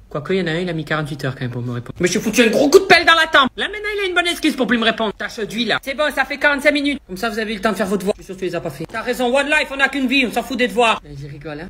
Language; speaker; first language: French; early bilingual, other home language; Portuguese